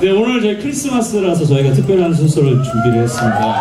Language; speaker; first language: Korean; native; Korean